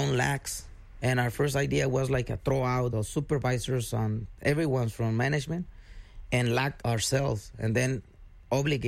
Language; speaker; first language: English; non-native, learner; Spanish